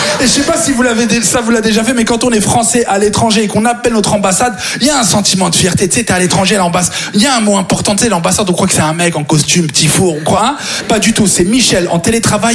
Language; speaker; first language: French; native; French